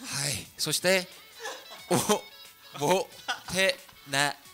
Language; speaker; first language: Japanese; non-native, learner; Korean